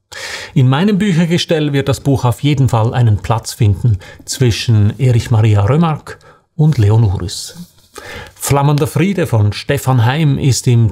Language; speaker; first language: German; native; German